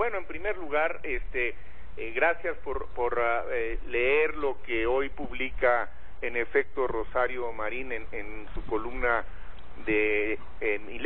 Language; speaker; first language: Spanish; native; Spanish